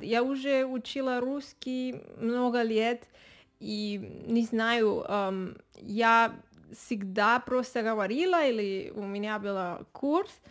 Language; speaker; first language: Russian; non-native, fluent; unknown